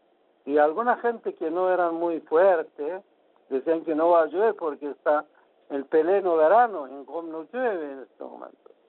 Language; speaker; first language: Spanish; non-native, fluent; Persian